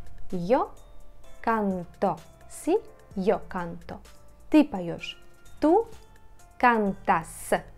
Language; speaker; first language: Spanish; non-native, fluent; Russian